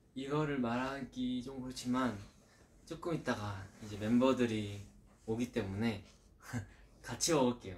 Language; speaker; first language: Korean; early bilingual, heritage; Korean